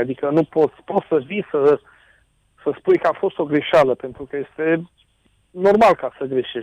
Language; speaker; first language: Romanian; native; Romanian